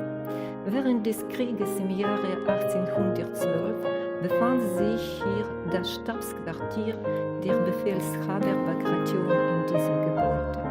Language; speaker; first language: German; non-native, learner; Russian